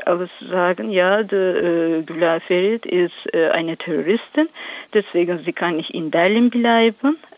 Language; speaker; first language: German; non-native, learner; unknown